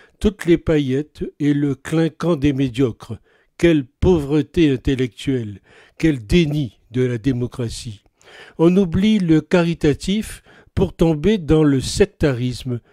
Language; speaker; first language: French; native; French